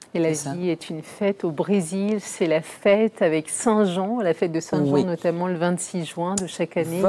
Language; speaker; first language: French; native; French